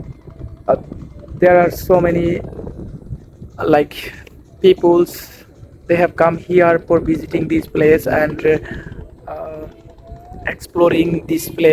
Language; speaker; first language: English; non-native, learner; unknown